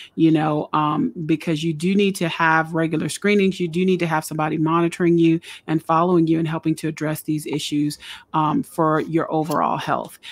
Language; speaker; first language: English; native; English